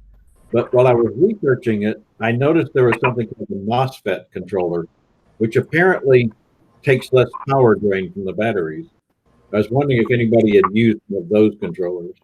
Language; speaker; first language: English; native; English